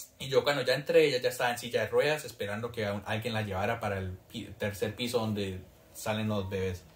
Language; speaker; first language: Spanish; early bilingual, heritage; Spanish